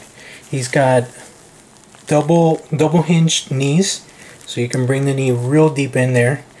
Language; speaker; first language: English; native; English